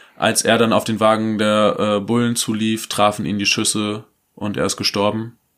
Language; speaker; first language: German; native; German